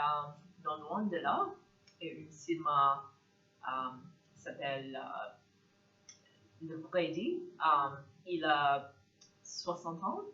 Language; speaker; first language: French; non-native, learner; English